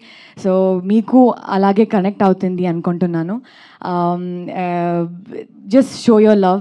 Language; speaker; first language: Telugu; non-native, learner; Kannada